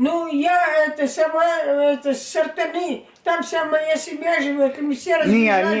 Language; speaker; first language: Russian; native; Russian